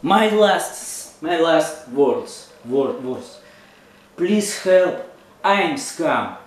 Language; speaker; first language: English; non-native, learner; Russian